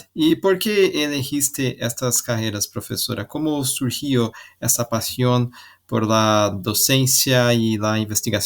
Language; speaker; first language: Spanish; non-native, learner; Portuguese